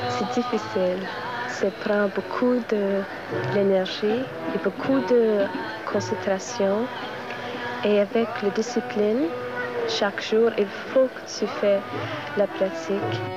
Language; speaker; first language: French; non-native, learner; English